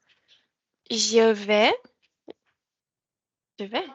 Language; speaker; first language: French; non-native, learner; Portuguese